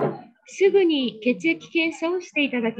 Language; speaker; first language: Japanese; native; Japanese